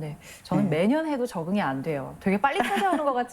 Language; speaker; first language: Korean; native; Korean